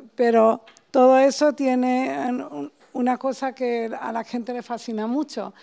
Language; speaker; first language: Spanish; non-native, fluent; Bangla